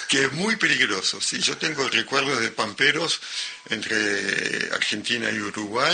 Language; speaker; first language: Spanish; non-native, local second language; French